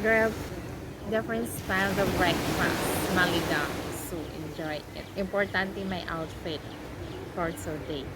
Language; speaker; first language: English; non-native, learner; Filipino